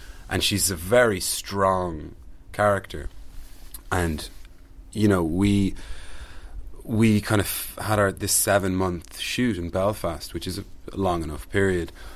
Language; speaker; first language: English; native; English